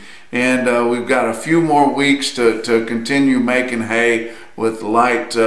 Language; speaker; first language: English; native; English